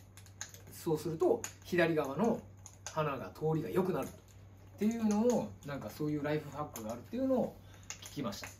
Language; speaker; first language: Japanese; native; Japanese